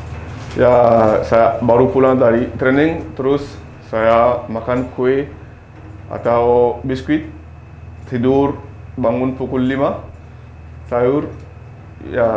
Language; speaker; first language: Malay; non-native, fluent; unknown